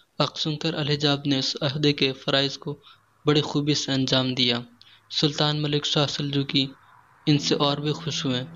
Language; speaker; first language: Urdu; native; Urdu